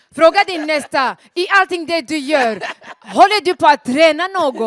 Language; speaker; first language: Swedish; non-native, fluent; Rundi